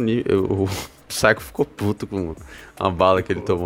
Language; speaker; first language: Portuguese; native; Portuguese